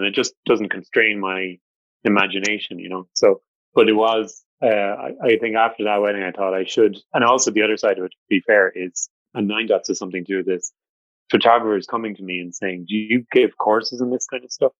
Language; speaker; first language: English; native; English